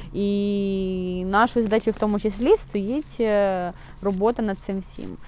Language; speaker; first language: Ukrainian; non-native, local second language; Russian